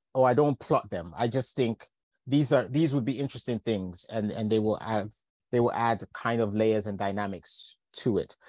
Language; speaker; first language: English; native; English